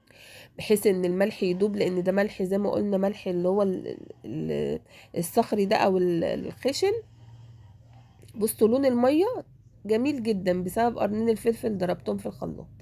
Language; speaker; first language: Arabic; native; Arabic